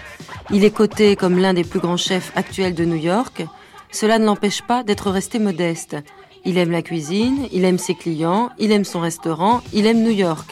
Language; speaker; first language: French; native; French